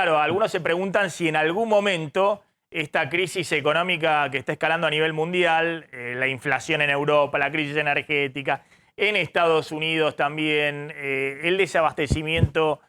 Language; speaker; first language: Spanish; native; Spanish